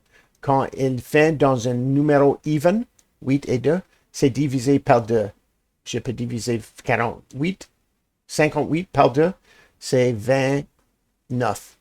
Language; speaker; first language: French; non-native, learner; English